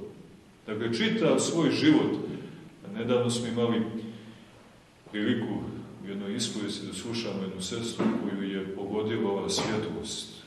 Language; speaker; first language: Serbian; native; Serbian